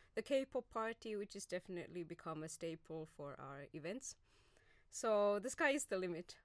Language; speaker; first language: English; non-native, fluent; Finnish